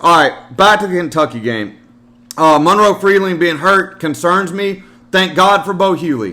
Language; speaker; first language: English; native; English